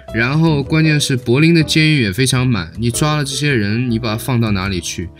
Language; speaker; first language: Chinese; native; Chinese